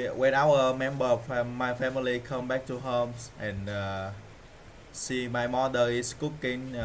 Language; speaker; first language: English; non-native, learner; Vietnamese